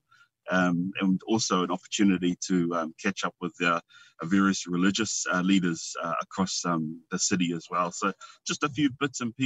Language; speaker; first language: English; native; English